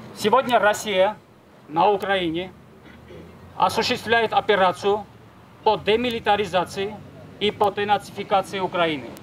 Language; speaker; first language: Russian; non-native, local second language; Armenian